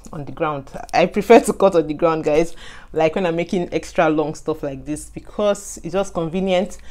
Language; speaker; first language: English; non-native, local second language; Igbo